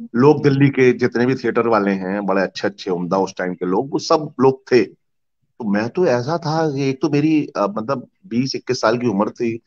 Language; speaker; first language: Hindi; native; Hindi